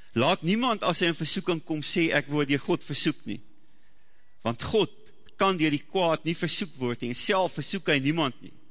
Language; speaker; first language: Afrikaans; native; Afrikaans